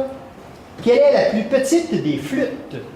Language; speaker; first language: French; native; French